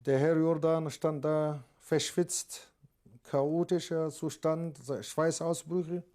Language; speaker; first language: German; non-native, learner; Arabic